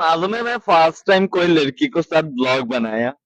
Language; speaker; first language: Hindi; non-native, learner; Bangla